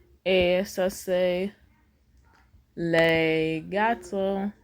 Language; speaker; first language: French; non-native, learner; English